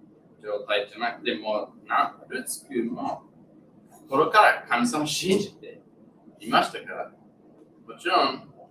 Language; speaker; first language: Japanese; non-native, learner; English